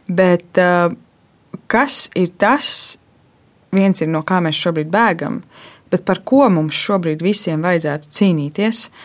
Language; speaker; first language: Latvian; native; Latvian